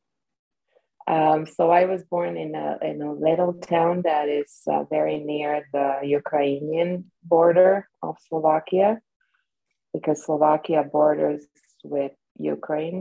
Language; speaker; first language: English; non-native, fluent; Slovak